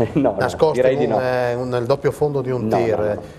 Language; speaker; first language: Italian; native; Italian